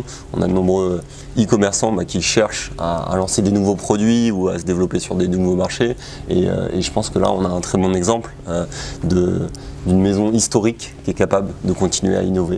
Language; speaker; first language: French; native; French